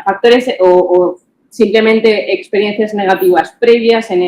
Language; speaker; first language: Spanish; native; Spanish